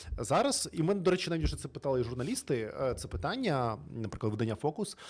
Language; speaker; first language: Ukrainian; native; Ukrainian